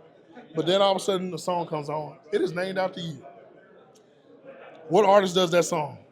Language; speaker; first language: English; native; English